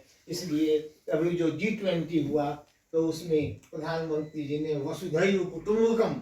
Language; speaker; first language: Hindi; native; Hindi